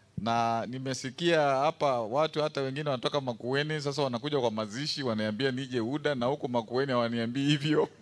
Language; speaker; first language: Swahili; non-native, local second language; Kamba